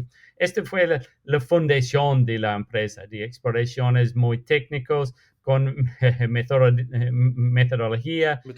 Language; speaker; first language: Spanish; non-native, fluent; English